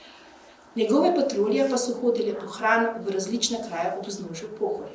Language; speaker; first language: Slovenian; native; Slovenian